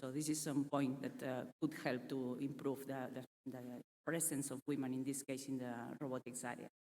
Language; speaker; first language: English; non-native, fluent; Catalan